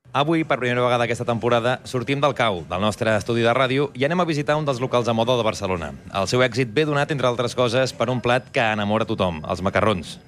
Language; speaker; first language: Catalan; native; Catalan